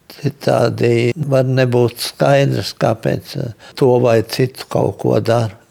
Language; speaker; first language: Latvian; native; Latvian